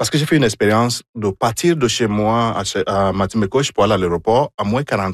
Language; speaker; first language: French; non-native, fluent; Igbo